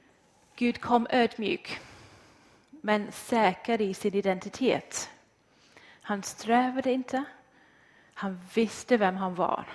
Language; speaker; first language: Swedish; non-native, fluent; English